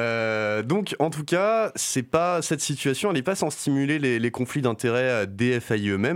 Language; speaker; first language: French; native; French